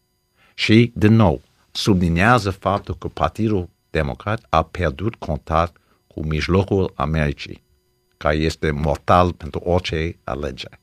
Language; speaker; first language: Romanian; early bilingual, heritage; Romanian